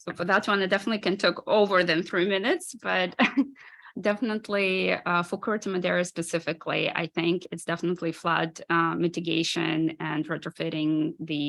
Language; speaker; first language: English; non-native, fluent; Ukrainian